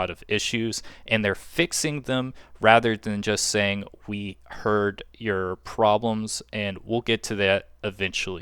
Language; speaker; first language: English; native; English